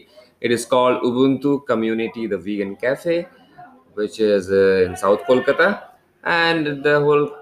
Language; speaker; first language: English; non-native, local second language; Hindi